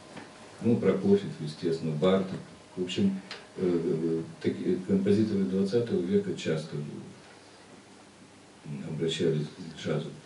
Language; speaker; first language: Russian; native; Russian